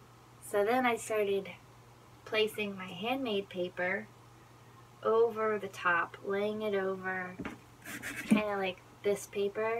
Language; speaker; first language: English; native; English